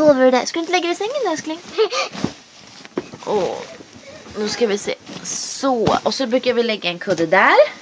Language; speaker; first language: Swedish; native; Swedish